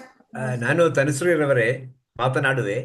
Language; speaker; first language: Kannada; non-native, learner; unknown